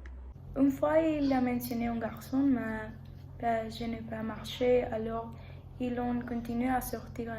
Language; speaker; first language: French; non-native, learner; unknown